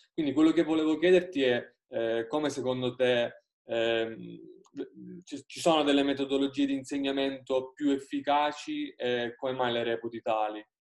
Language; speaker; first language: Italian; native; Italian